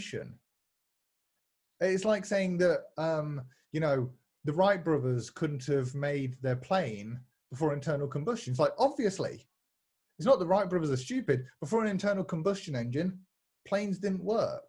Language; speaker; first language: English; native; English